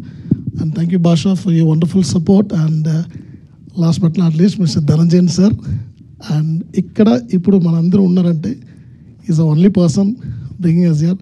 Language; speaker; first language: Telugu; non-native, learner; Tamil